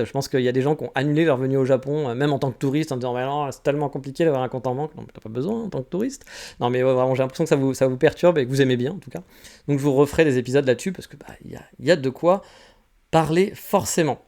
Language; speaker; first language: French; native; French